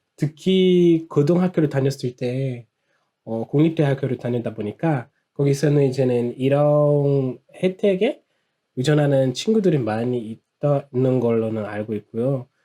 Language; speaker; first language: Korean; non-native, fluent; Portuguese